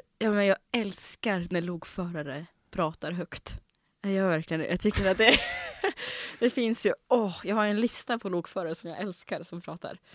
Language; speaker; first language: Swedish; early bilingual, other home language; Russian